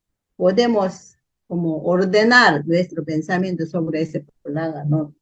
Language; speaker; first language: Spanish; non-native, learner; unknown